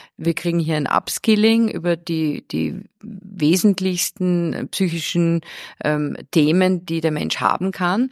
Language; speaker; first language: German; early bilingual, heritage; German